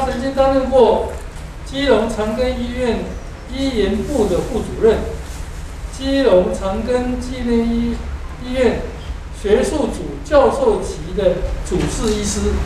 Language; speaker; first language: Chinese; native; Chinese